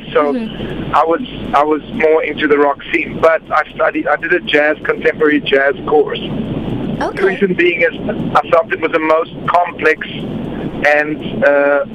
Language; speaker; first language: English; non-native, fluent; Portuguese